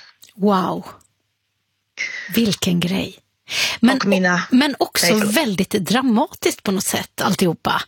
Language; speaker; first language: Swedish; native; Swedish